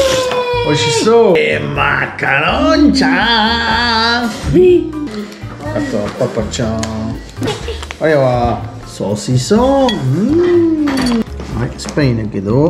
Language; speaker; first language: Japanese; early bilingual, heritage; Japanese